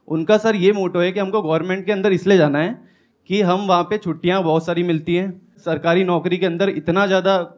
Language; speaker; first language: Hindi; native; Hindi